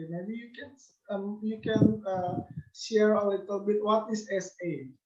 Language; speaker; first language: English; non-native, learner; Indonesian